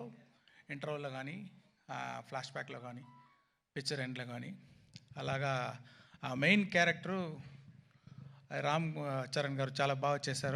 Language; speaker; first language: Telugu; non-native, fluent; Tamil